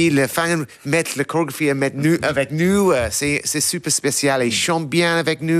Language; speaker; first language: French; non-native, learner; English